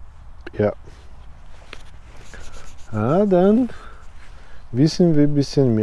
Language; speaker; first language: German; non-native, learner; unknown